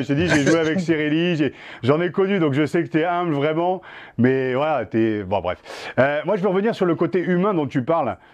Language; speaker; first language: French; native; French